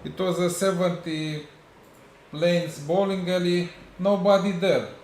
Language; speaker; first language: English; non-native, learner; Romanian